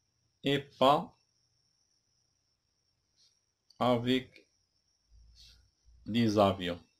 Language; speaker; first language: French; non-native, local second language; Arabic